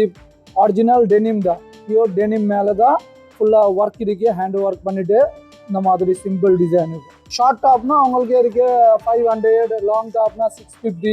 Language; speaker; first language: Tamil; non-native, fluent; Hindi